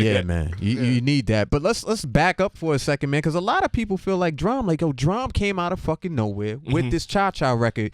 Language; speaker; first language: English; native; English